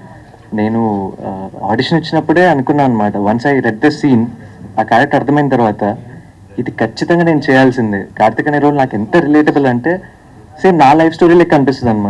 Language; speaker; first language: Telugu; native; Telugu